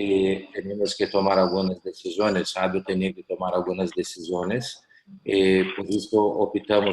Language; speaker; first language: Portuguese; non-native, learner; Spanish